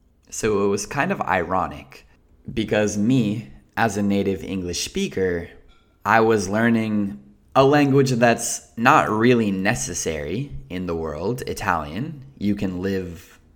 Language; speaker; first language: English; native; English